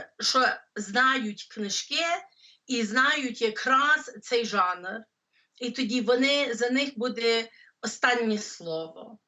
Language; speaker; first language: Ukrainian; early bilingual, heritage; English